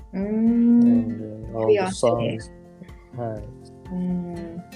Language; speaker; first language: English; non-native, local second language; Filipino